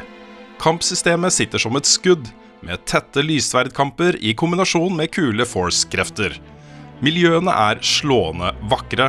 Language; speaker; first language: Norwegian; native; Norwegian